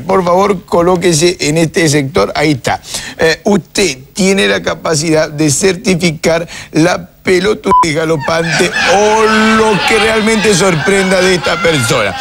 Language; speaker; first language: Spanish; native; Spanish